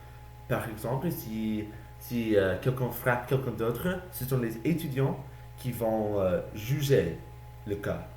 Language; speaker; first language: French; non-native, learner; English